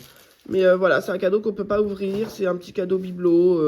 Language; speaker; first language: French; native; French